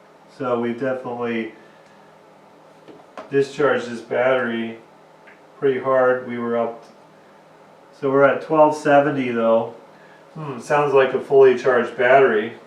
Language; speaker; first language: English; native; English